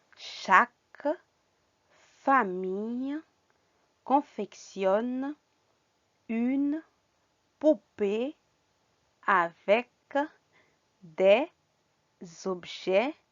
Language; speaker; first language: French; non-native, fluent; Spanish